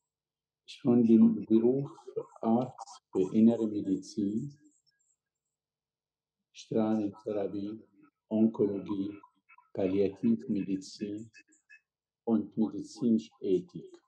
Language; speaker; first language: German; non-native, fluent; Arabic